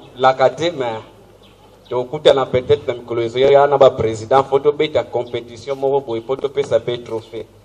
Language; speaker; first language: Lingala; non-native, local second language; Kongo